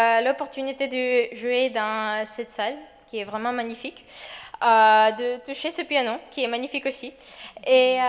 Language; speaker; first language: French; non-native, fluent; Ukrainian